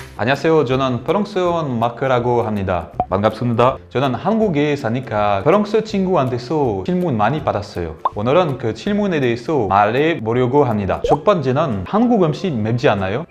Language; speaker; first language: Korean; non-native, learner; French